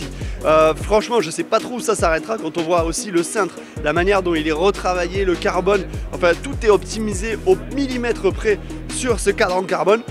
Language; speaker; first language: French; native; French